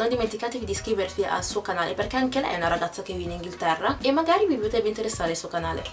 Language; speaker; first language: Italian; early bilingual, other home language; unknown